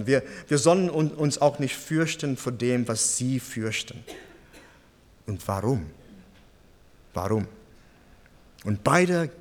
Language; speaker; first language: German; non-native, fluent; English